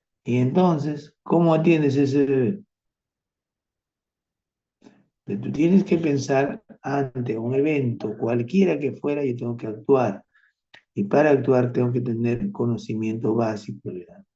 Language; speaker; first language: Spanish; native; Spanish